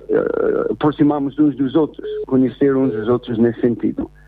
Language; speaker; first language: Portuguese; non-native, fluent; English